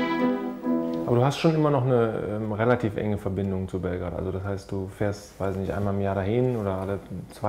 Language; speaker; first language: German; native; German